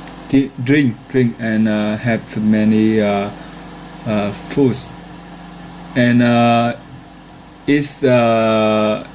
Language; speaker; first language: English; non-native, learner; Vietnamese